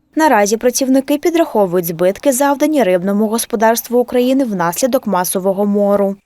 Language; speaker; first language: Ukrainian; native; Ukrainian